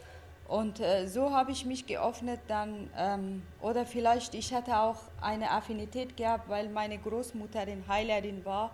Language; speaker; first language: German; non-native, fluent; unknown